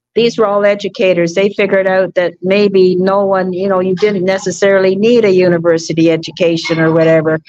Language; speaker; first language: English; native; English